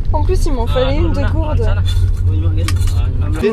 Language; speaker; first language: French; native; French